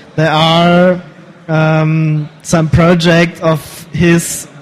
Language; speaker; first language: English; non-native, fluent; German